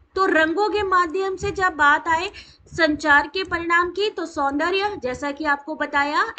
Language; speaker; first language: Hindi; native; Hindi